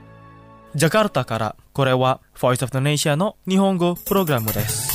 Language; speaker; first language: Japanese; non-native, fluent; Indonesian